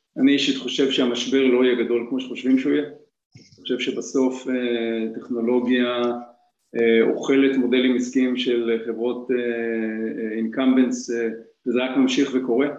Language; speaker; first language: Hebrew; native; Hebrew